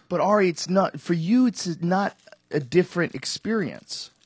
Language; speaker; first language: English; early bilingual, other home language; Italian